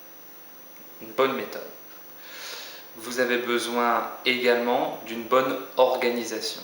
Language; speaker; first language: French; native; French